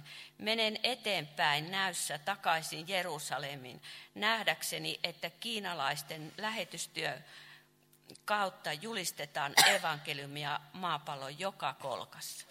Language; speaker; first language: Finnish; non-native, fluent; Chinese